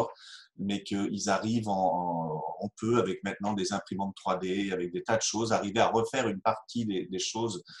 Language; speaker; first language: French; native; French